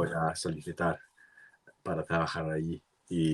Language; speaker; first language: Spanish; non-native, learner; English